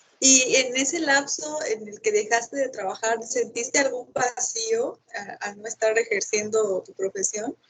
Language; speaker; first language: Spanish; native; Spanish